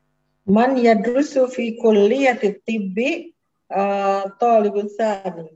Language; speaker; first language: Arabic; non-native, learner; Indonesian